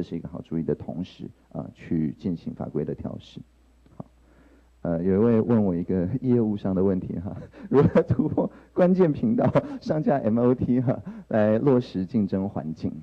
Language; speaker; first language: Chinese; native; Chinese